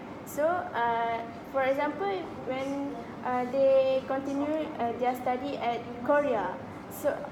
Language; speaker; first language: English; non-native, local second language; Malay